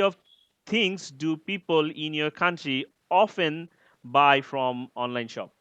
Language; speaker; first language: English; non-native, learner; Bangla